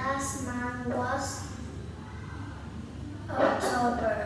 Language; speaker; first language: English; non-native, learner; Vietnamese